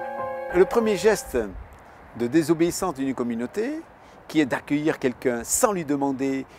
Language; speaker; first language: French; native; French